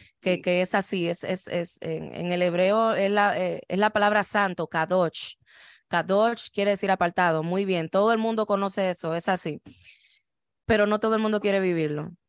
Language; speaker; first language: Spanish; native; Spanish